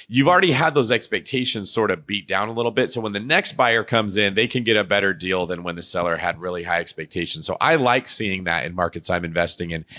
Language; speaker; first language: English; native; English